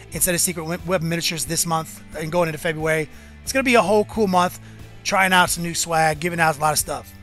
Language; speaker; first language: English; native; English